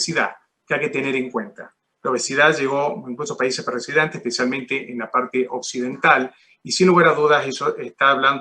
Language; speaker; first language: Spanish; native; Spanish